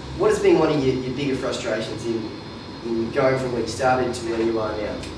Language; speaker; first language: English; native; English